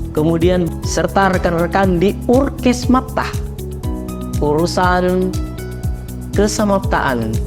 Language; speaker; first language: Indonesian; native; Indonesian